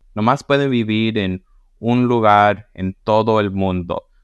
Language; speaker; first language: Spanish; early bilingual, heritage; Spanish